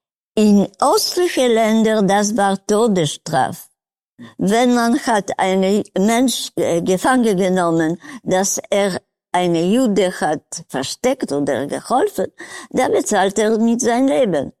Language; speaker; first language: German; non-native, learner; Polish